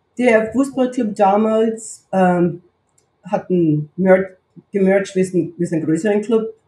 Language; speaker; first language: German; native; German